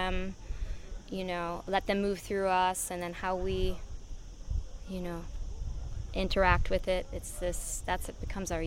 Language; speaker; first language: English; native; English